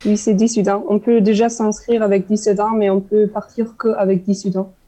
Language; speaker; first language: French; non-native, fluent; German